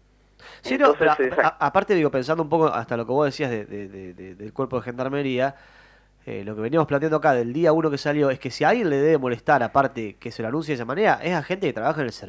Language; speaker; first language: Spanish; native; Spanish